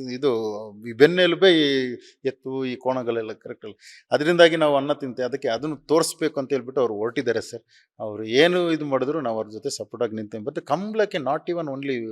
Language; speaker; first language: Kannada; non-native, local second language; Tulu